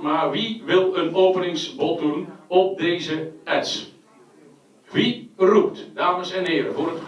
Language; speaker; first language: Dutch; native; Dutch